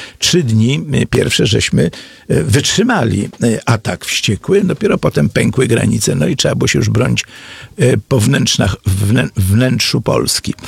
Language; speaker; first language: Polish; native; Polish